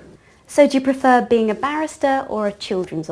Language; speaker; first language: English; native; English